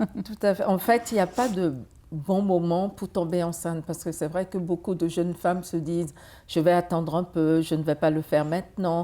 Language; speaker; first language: French; native; French